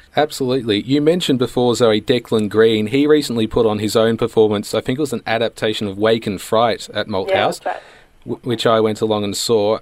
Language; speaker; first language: English; native; English